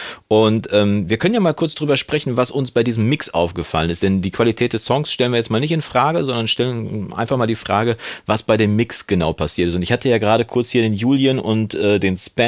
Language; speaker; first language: German; native; German